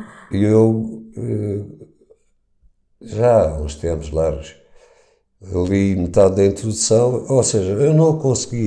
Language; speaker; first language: Portuguese; native; Portuguese